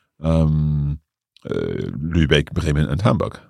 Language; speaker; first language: German; non-native, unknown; English